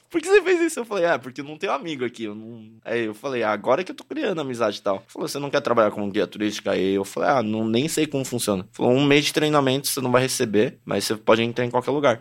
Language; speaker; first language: Portuguese; early bilingual, other home language; Korean